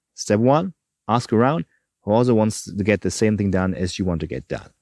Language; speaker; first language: English; non-native, fluent; German